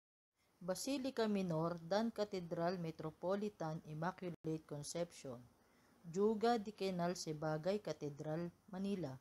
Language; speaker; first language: Indonesian; non-native, learner; Filipino